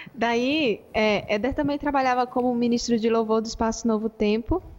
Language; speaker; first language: Portuguese; native; Portuguese